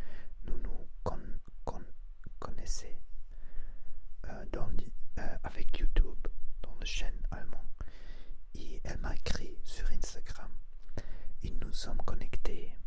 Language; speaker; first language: French; non-native, learner; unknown